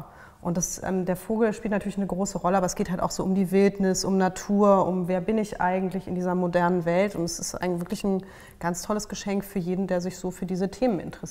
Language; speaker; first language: German; native; German